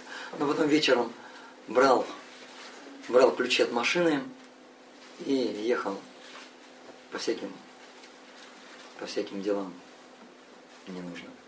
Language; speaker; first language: Russian; native; Russian